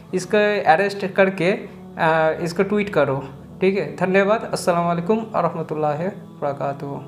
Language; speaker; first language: Hindi; non-native, local second language; Bangla